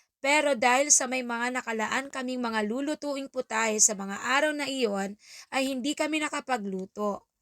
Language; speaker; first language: Filipino; native; Filipino